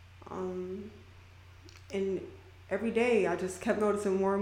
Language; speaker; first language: English; native; English